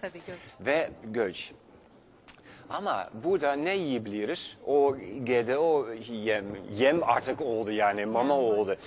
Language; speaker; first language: Turkish; non-native, fluent; Dutch